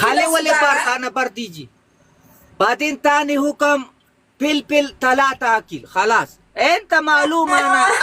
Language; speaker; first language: Arabic; non-native, learner; Pashto